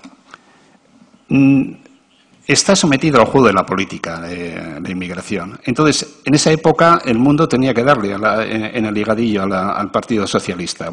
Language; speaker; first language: Spanish; native; Spanish